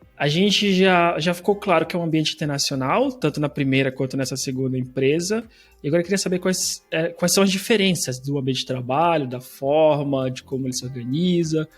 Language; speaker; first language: Portuguese; native; Portuguese